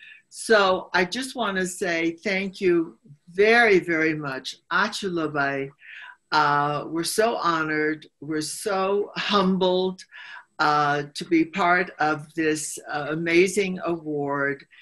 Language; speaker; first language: English; native; English